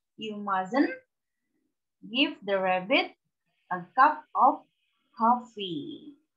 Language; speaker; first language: English; non-native, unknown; Indonesian